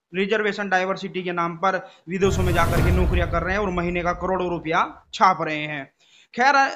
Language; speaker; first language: Hindi; native; Hindi